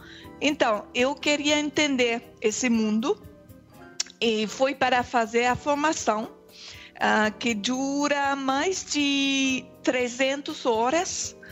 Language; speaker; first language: Portuguese; non-native, fluent; French